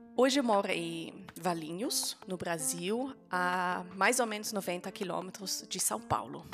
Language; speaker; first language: Portuguese; non-native, fluent; German